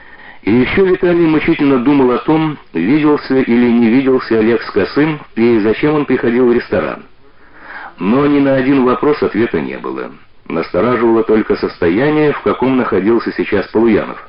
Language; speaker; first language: Russian; native; Russian